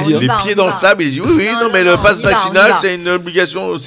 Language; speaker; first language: French; native; French